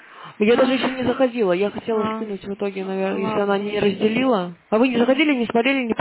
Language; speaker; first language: Russian; native; Russian